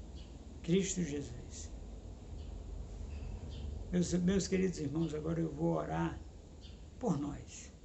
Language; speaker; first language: Portuguese; native; Portuguese